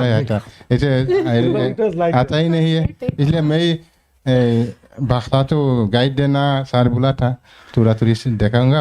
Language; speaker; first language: Hindi; non-native, local second language; Mising